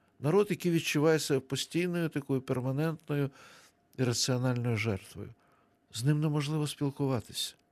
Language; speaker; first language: Ukrainian; non-native, local second language; Russian